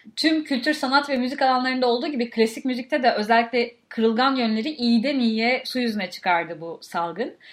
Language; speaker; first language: Turkish; native; Turkish